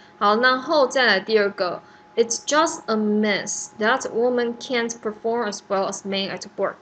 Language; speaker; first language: English; non-native, fluent; Chinese